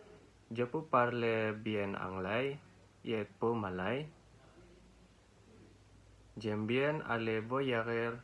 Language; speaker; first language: French; non-native, learner; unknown